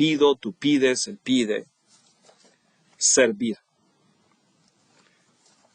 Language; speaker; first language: Spanish; non-native, fluent; English